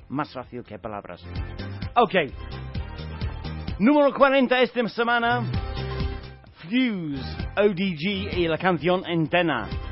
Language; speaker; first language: Spanish; non-native, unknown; English